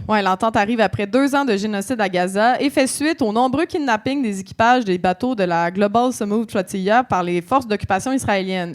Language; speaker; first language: French; native; French